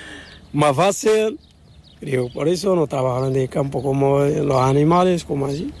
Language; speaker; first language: Spanish; non-native, learner; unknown